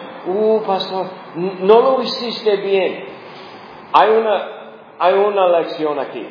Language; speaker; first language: Spanish; non-native, fluent; English